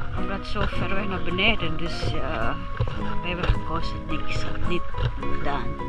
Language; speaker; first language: Dutch; non-native, learner; Indonesian